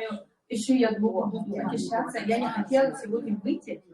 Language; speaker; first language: Russian; non-native, local second language; Yakut